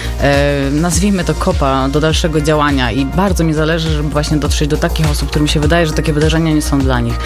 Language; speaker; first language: Polish; native; Polish